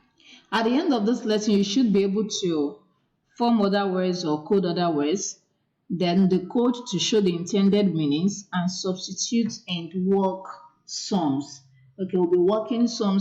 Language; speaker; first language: English; non-native, local second language; Yoruba